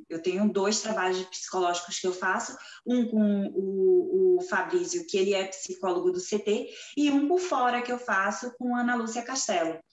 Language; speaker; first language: Portuguese; native; Portuguese